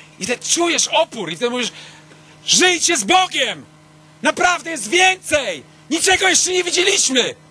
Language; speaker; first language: Polish; native; Polish